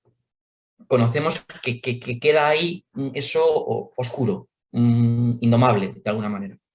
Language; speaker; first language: Spanish; native; Spanish